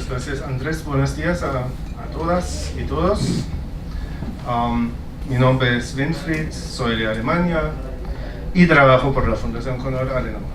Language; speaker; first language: Spanish; non-native, fluent; German